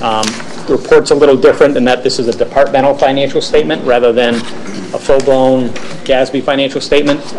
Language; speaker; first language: English; native; English